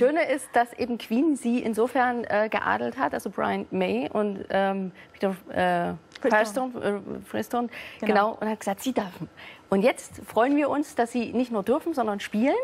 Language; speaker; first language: German; native; German